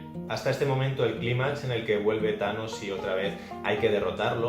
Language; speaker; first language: Spanish; native; Spanish